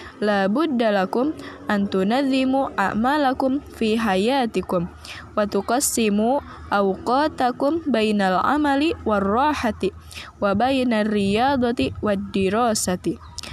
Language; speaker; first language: Arabic; non-native, learner; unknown